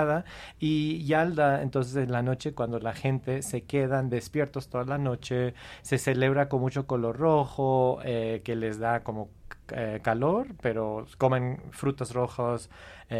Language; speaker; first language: Spanish; non-native, fluent; English